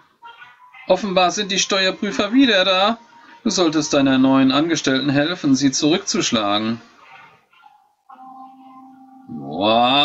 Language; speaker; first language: German; native; German